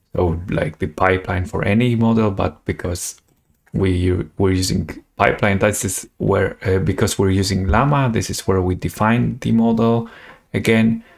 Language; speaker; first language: English; non-native, fluent; Polish